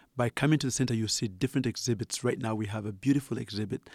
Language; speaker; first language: English; non-native, local second language; Ganda